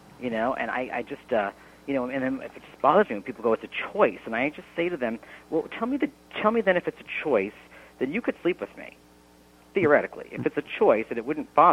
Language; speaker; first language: English; native; English